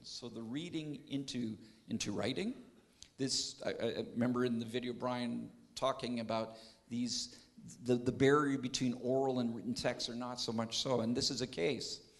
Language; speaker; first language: English; native; English